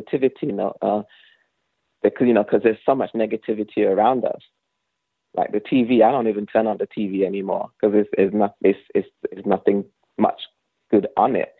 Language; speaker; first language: English; native; English